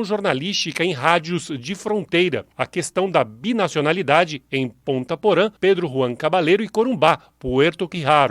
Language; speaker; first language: Portuguese; native; Portuguese